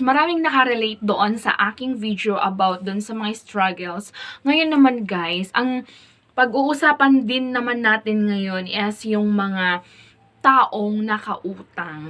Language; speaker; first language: Filipino; native; Filipino